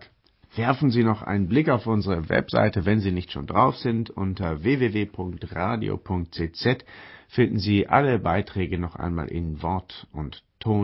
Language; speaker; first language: German; native; German